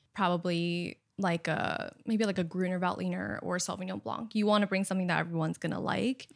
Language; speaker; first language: English; early bilingual, other home language; Chinese